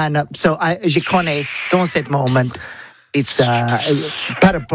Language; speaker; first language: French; non-native, learner; English